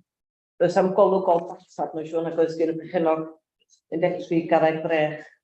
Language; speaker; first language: Welsh; native; Welsh